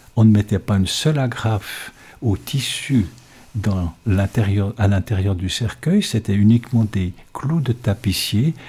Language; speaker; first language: French; native; French